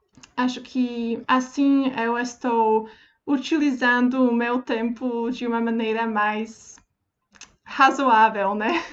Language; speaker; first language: Portuguese; non-native, fluent; Slovak